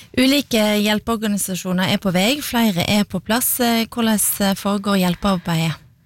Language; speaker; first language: Norwegian; native; Norwegian